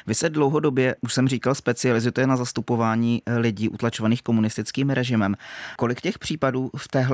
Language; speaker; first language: Czech; native; Czech